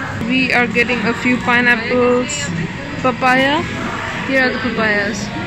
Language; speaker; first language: English; non-native, local second language; Hindi